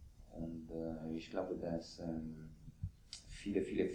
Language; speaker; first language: German; non-native, fluent; Italian